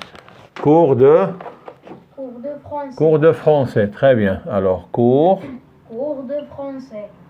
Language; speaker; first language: French; non-native, local second language; Arabic